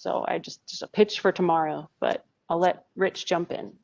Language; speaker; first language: English; native; English